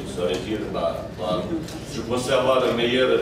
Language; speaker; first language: French; non-native, fluent; Bosnian